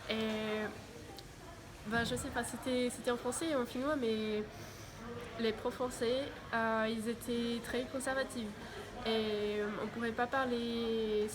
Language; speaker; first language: French; non-native, learner; Finnish